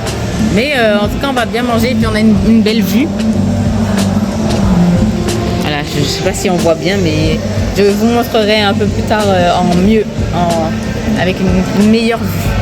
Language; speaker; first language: French; native; French